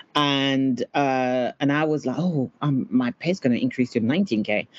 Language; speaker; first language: English; non-native, fluent; French